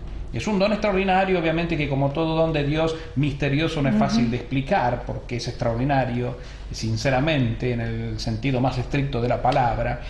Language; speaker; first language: Spanish; native; Spanish